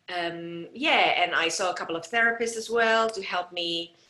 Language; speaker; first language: English; non-native, fluent; Indonesian